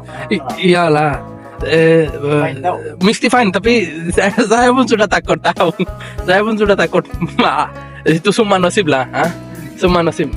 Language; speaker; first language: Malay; non-native, learner; Bangla